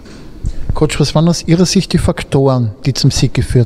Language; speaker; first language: German; native; German